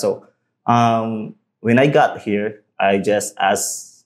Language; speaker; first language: English; non-native, local second language; Cebuano